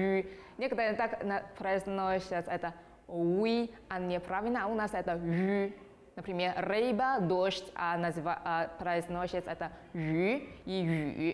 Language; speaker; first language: Russian; non-native, learner; Chinese